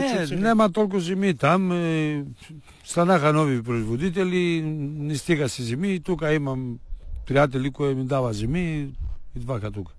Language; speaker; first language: Bulgarian; non-native, learner; Greek